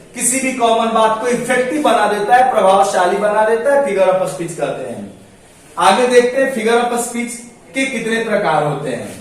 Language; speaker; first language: Hindi; native; Hindi